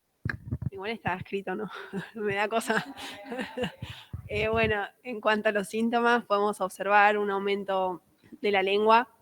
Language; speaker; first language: Spanish; native; Spanish